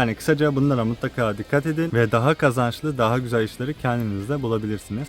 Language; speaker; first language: Turkish; native; Turkish